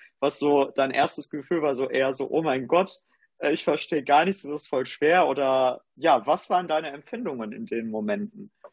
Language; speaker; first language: German; native; German